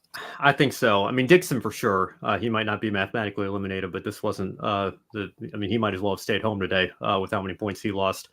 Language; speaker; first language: English; native; English